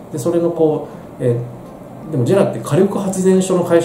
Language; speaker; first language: Japanese; native; Japanese